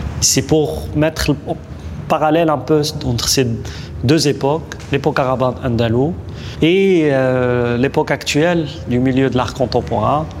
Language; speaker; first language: French; non-native, local second language; Arabic